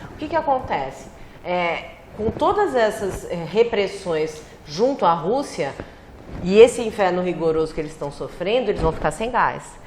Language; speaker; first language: Portuguese; native; Portuguese